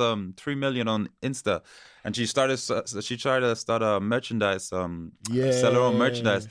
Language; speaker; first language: English; native; English